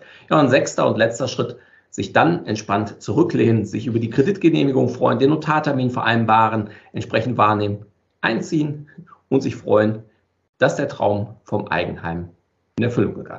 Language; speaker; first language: German; native; German